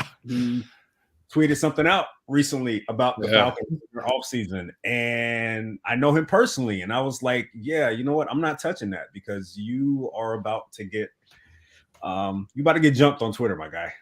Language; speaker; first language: English; native; English